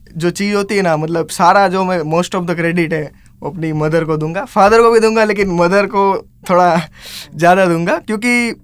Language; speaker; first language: Hindi; non-native, local second language; Gujarati